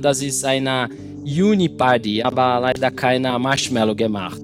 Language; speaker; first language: German; non-native, learner; Portuguese